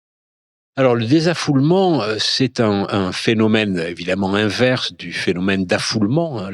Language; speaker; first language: French; native; French